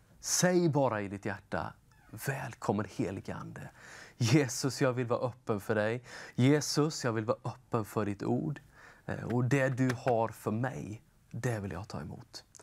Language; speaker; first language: Swedish; native; Swedish